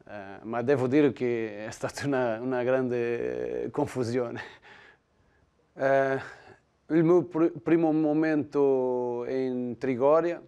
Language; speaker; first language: Italian; non-native, learner; Portuguese